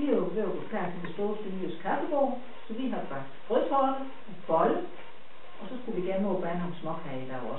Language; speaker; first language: Danish; native; Danish